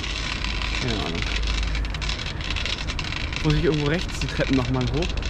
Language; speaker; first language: German; native; German